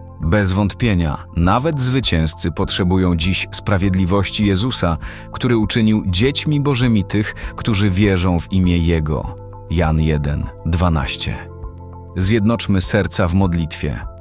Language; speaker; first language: Polish; native; Polish